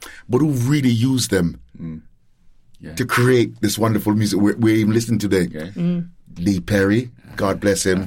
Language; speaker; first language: English; native; English